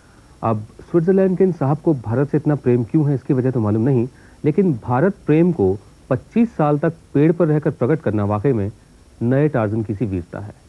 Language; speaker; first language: Hindi; native; Hindi